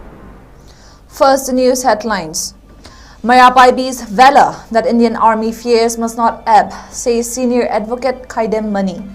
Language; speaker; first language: English; non-native, local second language; Manipuri